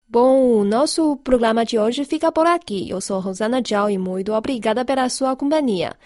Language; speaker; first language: Portuguese; non-native, fluent; Chinese